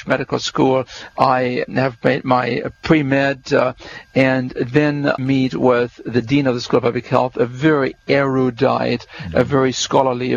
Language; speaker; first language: English; non-native, fluent; German